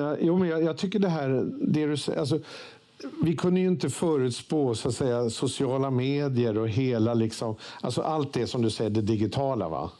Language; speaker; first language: Swedish; native; Swedish